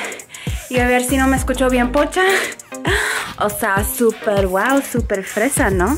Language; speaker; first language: Spanish; early bilingual, heritage; Spanish